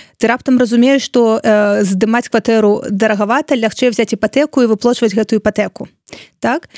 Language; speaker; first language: Belarusian; non-native, local second language; Russian